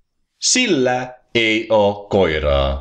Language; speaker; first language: Finnish; non-native, fluent; English